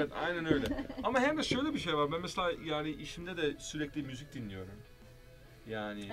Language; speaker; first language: Turkish; early bilingual, heritage; Turkish